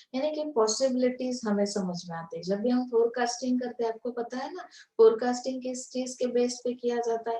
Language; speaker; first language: Hindi; non-native, local second language; Marathi